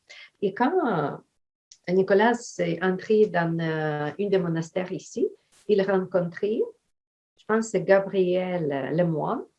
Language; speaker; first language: French; non-native, fluent; Ukrainian